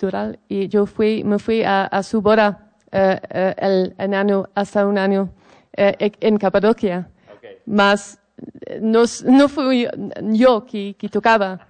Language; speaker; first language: Spanish; non-native, learner; Dutch